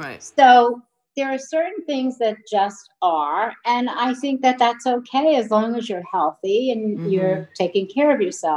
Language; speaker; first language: English; native; English